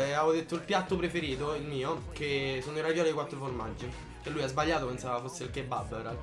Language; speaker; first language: Italian; early bilingual, other home language; Polish